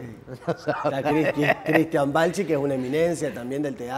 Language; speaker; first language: Spanish; native; Spanish